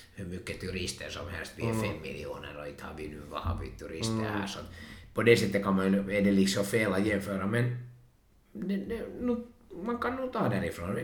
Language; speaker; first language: Swedish; non-native, local second language; Finnish